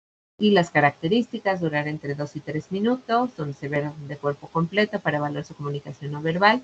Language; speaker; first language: Spanish; native; Spanish